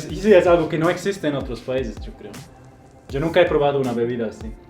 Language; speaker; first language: Spanish; non-native, fluent; German